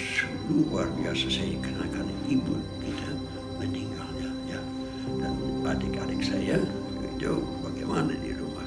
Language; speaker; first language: Indonesian; non-native, fluent; Dutch